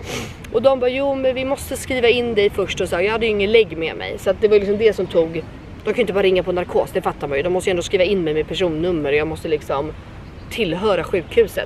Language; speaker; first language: Swedish; native; Swedish